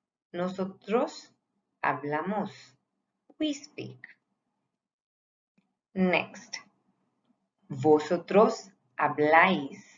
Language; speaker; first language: Spanish; non-native, fluent; Hindi